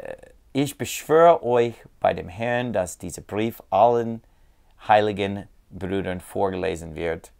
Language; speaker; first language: German; non-native, learner; English